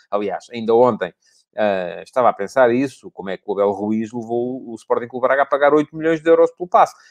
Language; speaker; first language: Portuguese; native; Portuguese